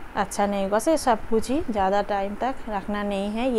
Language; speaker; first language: Hindi; non-native, local second language; Bangla